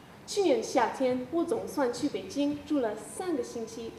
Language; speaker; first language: Chinese; non-native, learner; English